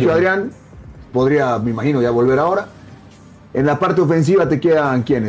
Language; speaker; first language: Spanish; native; Spanish